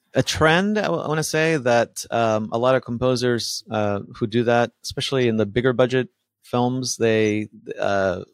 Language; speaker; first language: English; early bilingual, other home language; Spanish